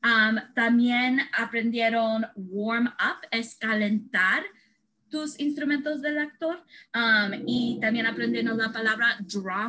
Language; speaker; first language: Spanish; early bilingual, heritage; Spanish